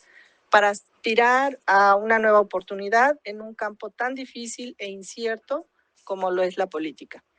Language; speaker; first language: Spanish; native; Spanish